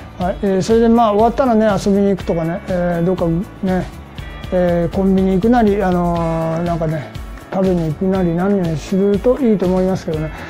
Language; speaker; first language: Japanese; native; Japanese